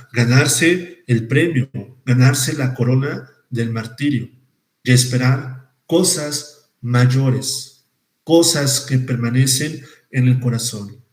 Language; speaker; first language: Spanish; native; Spanish